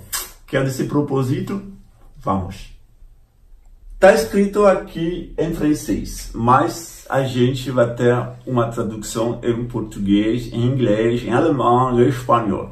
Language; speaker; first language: Portuguese; non-native, fluent; French